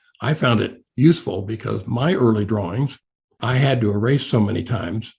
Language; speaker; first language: English; native; English